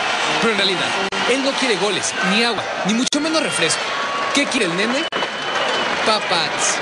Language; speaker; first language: Spanish; native; Spanish